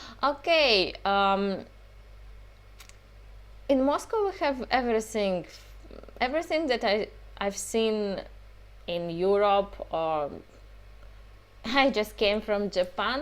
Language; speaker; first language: English; non-native, fluent; Russian